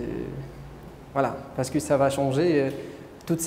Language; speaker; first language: French; non-native, fluent; Arabic